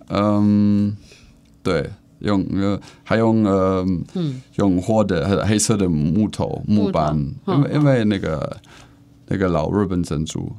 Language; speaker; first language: Chinese; non-native, learner; Czech